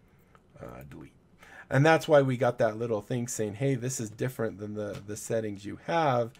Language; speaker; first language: English; native; English